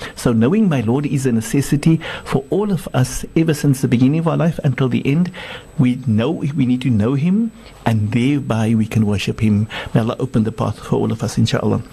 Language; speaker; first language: English; non-native, local second language; Afrikaans